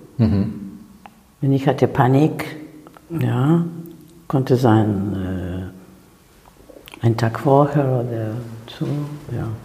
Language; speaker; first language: German; non-native, fluent; Spanish